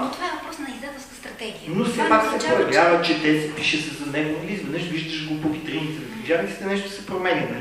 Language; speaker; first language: Bulgarian; native; Bulgarian